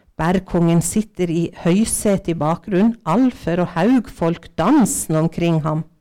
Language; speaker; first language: Norwegian; native; Norwegian